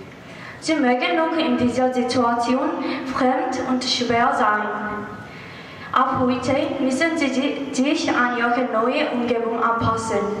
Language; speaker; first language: German; non-native, learner; Korean